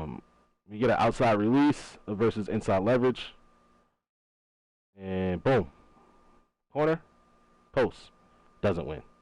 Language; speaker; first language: English; native; English